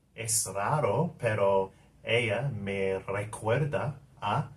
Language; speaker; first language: Spanish; non-native, fluent; English